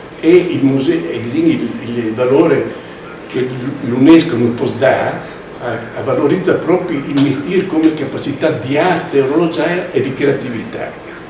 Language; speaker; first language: Italian; native; Italian